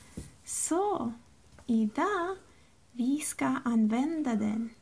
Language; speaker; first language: Swedish; non-native, learner; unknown